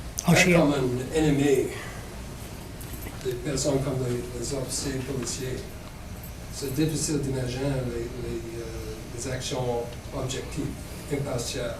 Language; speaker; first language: French; non-native, local second language; English